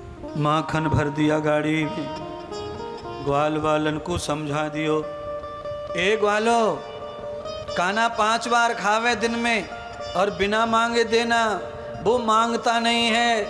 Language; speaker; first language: Hindi; native; Hindi